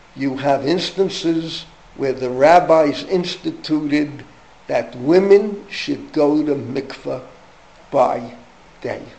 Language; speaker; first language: English; native; English